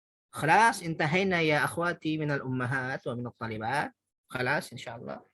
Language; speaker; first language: Arabic; non-native, fluent; Indonesian